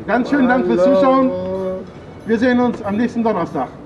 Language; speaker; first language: German; native; German